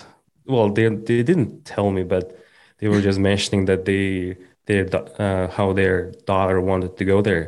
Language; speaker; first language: English; non-native, fluent; Kazakh